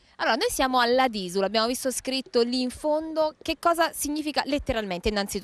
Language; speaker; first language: Italian; native; Italian